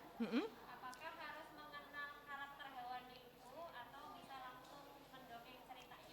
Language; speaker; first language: Indonesian; native; Indonesian